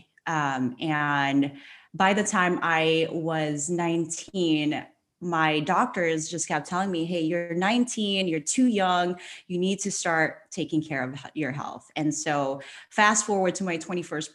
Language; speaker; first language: English; non-native, local second language; Filipino